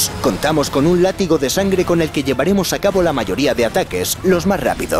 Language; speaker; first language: Spanish; native; Spanish